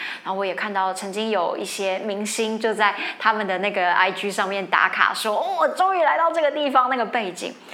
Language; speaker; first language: Chinese; native; Chinese